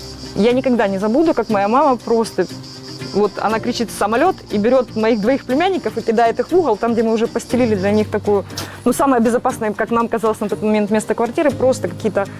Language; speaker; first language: Russian; native; Russian